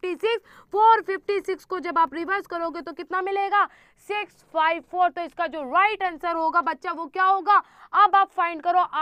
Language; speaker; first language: Hindi; native; Hindi